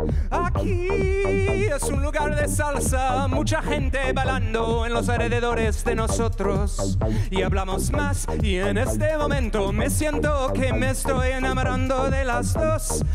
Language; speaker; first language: Spanish; non-native, fluent; English